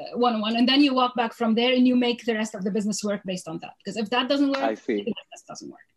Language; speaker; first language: English; non-native, fluent; Arabic